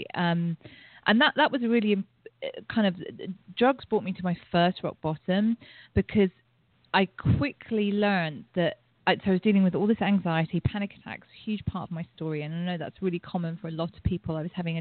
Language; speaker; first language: English; native; English